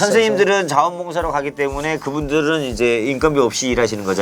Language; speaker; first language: Korean; native; Korean